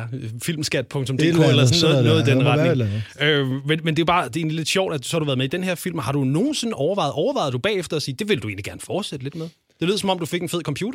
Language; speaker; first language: Danish; native; Danish